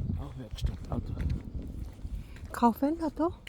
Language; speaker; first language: German; non-native, learner; Thai